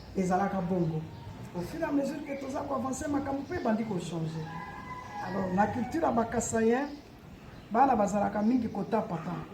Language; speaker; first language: Lingala; non-native, local second language; Luba-Lulua